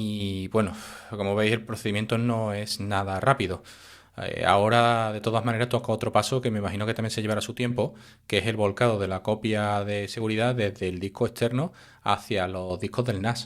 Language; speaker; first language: Spanish; native; Spanish